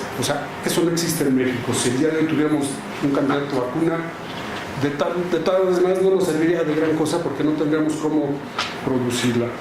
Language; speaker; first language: Spanish; native; Spanish